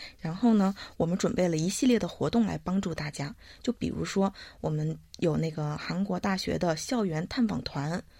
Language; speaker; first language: Chinese; native; Chinese